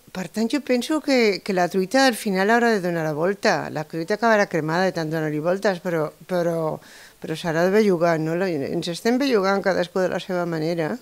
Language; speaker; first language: Catalan; non-native, local second language; Spanish